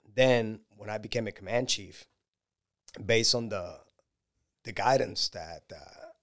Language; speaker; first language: English; non-native, fluent; Spanish